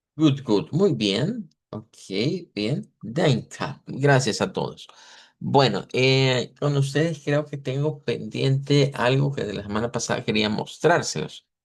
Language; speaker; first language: Spanish; native; Spanish